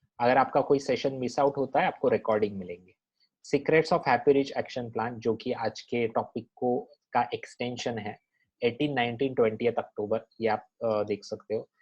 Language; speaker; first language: Hindi; non-native, local second language; Marathi